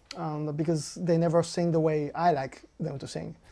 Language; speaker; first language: English; non-native, fluent; Japanese